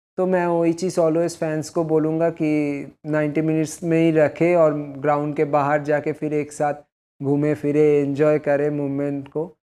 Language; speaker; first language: Hindi; non-native, local second language; Bangla